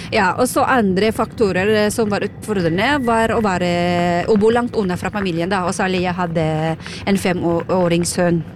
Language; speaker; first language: Norwegian; non-native, fluent; Filipino